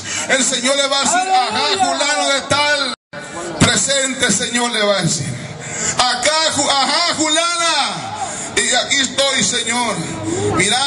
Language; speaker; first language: Spanish; native; Spanish